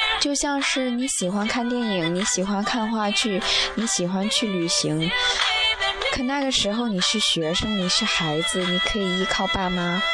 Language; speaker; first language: Chinese; native; Chinese